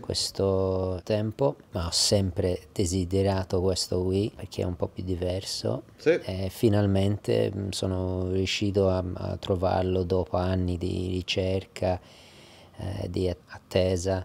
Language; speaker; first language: Italian; early bilingual, heritage; English